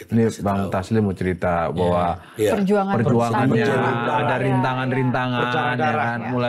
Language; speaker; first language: Indonesian; native; Indonesian